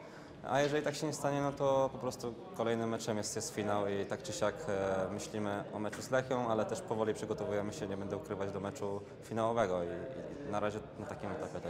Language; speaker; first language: Polish; native; Polish